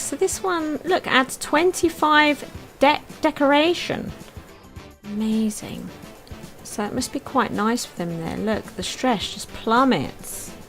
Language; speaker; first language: English; native; English